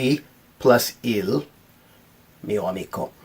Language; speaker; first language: Italian; non-native, fluent; English